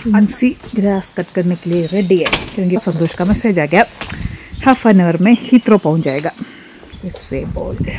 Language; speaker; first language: Hindi; non-native, local second language; Malayalam